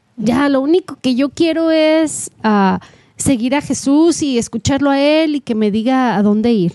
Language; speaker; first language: Spanish; native; Spanish